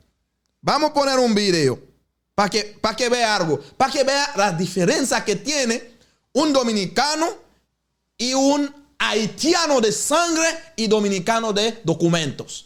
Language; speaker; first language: Spanish; non-native, learner; Haitian Creole